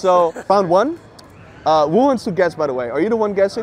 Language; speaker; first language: English; non-native, fluent; Dutch